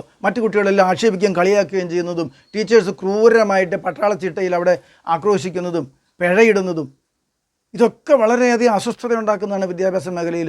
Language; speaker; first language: Malayalam; native; Malayalam